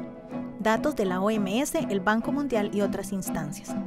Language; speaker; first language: Spanish; native; Spanish